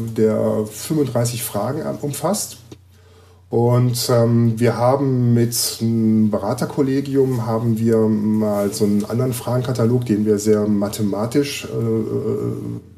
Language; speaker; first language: German; native; German